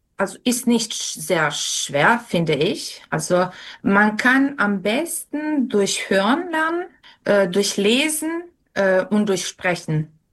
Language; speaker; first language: German; non-native, fluent; Serbian